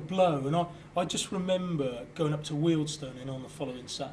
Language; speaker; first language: English; native; English